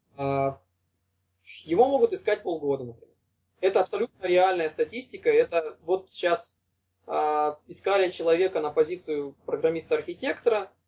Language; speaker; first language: Russian; native; Russian